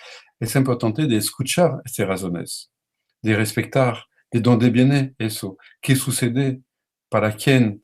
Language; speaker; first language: Spanish; non-native, learner; French